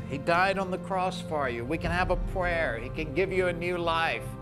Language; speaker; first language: English; native; English